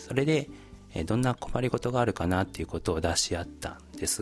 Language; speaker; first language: Japanese; native; Japanese